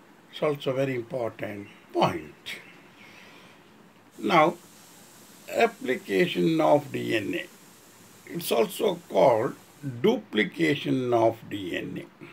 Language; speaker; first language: English; non-native, local second language; Kannada